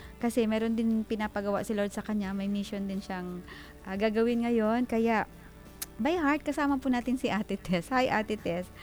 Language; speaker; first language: Filipino; non-native, local second language; Bikol